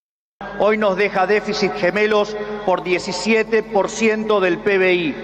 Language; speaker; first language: Spanish; native; Spanish